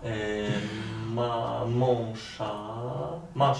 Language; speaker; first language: French; non-native, learner; Polish